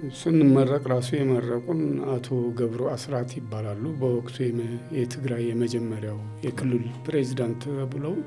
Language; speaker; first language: Amharic; native; Amharic